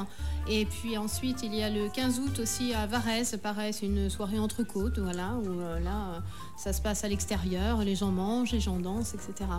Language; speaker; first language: French; native; French